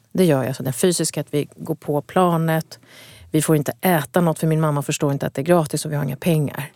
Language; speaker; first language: Swedish; early bilingual, other home language; Kurdish